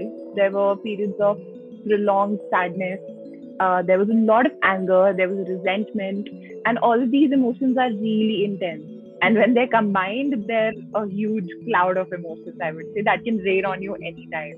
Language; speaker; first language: English; non-native, local second language; Hindi